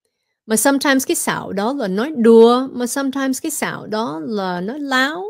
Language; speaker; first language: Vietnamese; early bilingual, heritage; Vietnamese